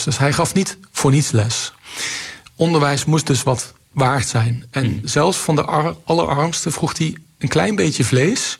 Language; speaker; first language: Dutch; native; Dutch